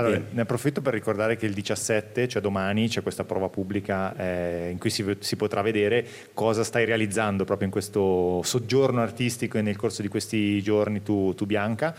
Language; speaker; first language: Italian; native; Italian